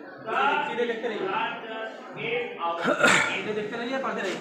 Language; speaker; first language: Hindi; native; Hindi